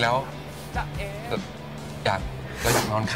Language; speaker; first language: Thai; native; Thai